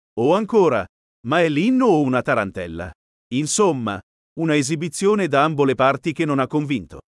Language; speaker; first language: Italian; native; Italian